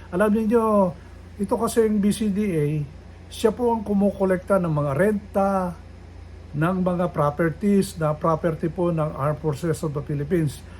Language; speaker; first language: Filipino; non-native, local second language; Iloko